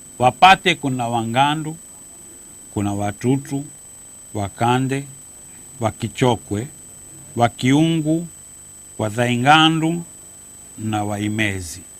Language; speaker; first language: Swahili; native; Swahili